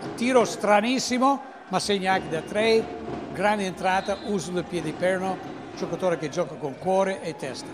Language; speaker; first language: Italian; non-native, fluent; English